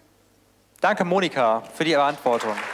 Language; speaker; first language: German; native; German